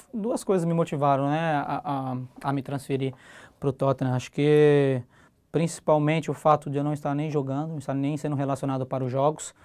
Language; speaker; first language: Portuguese; native; Portuguese